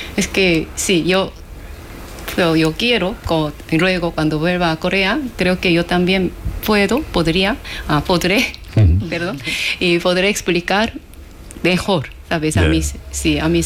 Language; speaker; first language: Spanish; non-native, fluent; Korean